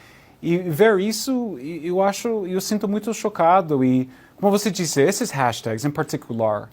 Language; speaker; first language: Portuguese; non-native, learner; English